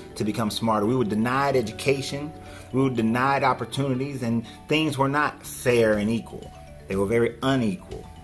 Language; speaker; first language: English; native; English